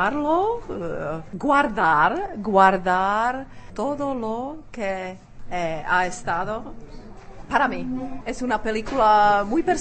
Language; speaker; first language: Spanish; non-native, fluent; Czech